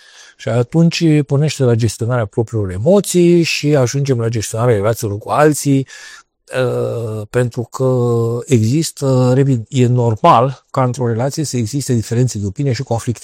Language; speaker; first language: Romanian; native; Romanian